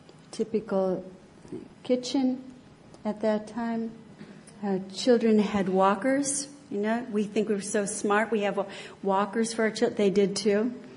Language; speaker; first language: English; native; English